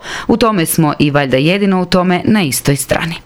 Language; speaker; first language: Croatian; native; Croatian